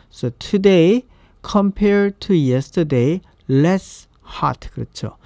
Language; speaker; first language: English; non-native, fluent; Korean